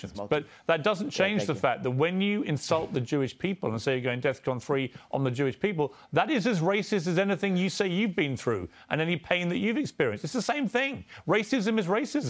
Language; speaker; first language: English; native; English